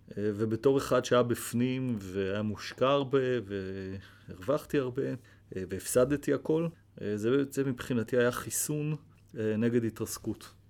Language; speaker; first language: Hebrew; native; Hebrew